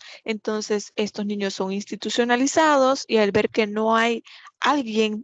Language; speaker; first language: Spanish; native; Spanish